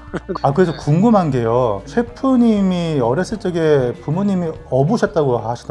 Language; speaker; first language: Korean; native; Korean